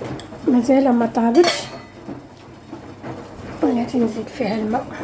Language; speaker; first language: Arabic; native; Arabic